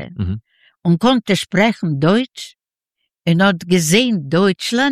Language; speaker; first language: German; non-native, learner; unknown